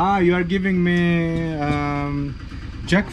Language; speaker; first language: English; non-native, fluent; Azerbaijani